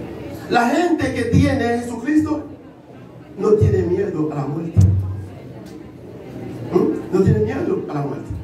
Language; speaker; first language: Spanish; non-native, learner; Haitian Creole